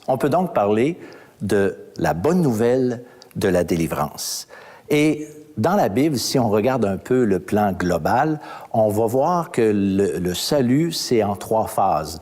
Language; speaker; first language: French; native; French